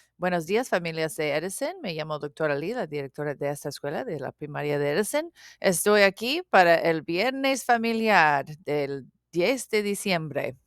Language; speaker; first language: Spanish; non-native, learner; English